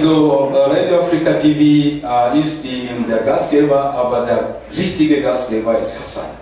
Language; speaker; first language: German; non-native, fluent; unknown